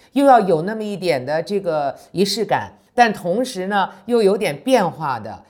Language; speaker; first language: Chinese; native; Chinese